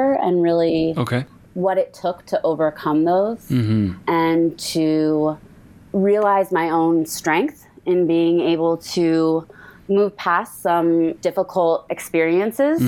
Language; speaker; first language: English; native; English